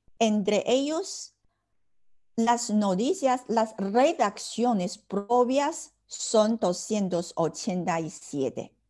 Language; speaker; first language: Spanish; non-native, fluent; Chinese